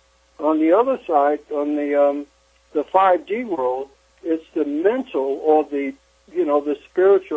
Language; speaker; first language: English; native; English